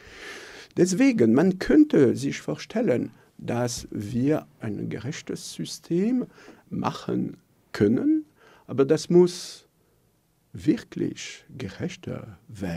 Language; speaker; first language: German; non-native, local second language; French